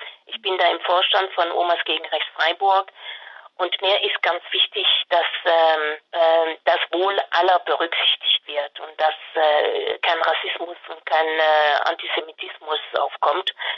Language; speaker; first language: German; non-native, fluent; French